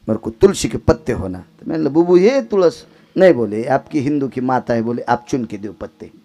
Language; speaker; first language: Hindi; non-native, local second language; Marathi